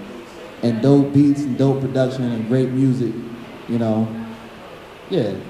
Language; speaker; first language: English; native; English